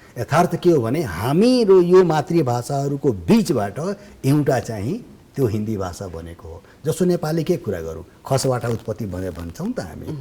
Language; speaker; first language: Nepali; non-native, local second language; Bhojpuri